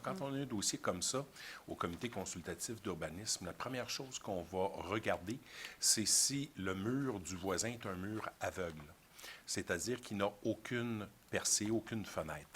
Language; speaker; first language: French; native; French